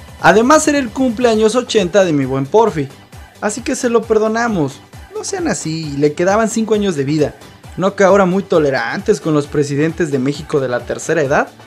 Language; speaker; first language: Spanish; native; Spanish